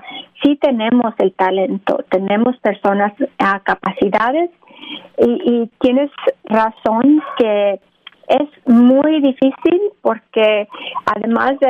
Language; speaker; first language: Spanish; early bilingual, other home language; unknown